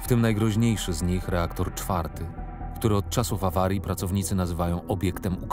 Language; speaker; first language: Polish; native; Polish